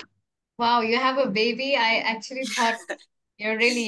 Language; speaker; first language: English; non-native, fluent; Bangla